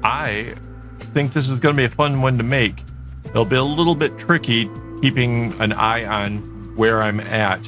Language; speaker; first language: English; native; English